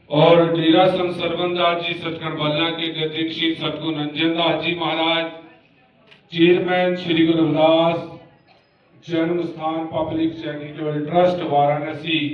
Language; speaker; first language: Hindi; non-native, local second language; Punjabi